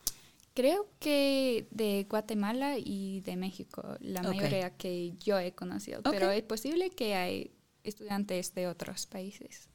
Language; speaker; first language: Spanish; non-native, fluent; English